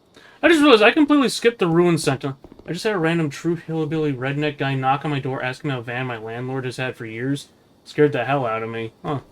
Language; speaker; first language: English; native; English